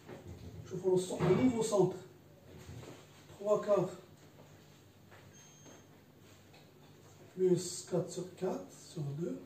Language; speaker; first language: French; non-native, local second language; Arabic